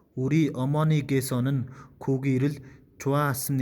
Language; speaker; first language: Korean; non-native, fluent; Mongolian